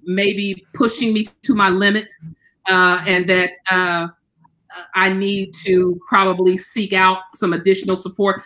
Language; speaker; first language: English; native; English